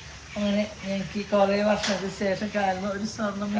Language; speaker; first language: Malayalam; native; Malayalam